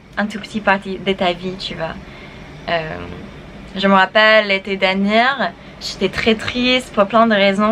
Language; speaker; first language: French; non-native, fluent; English